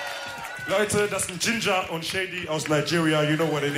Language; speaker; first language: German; early bilingual, other home language; Wolof